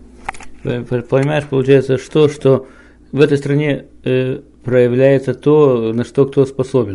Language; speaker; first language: Russian; native; Russian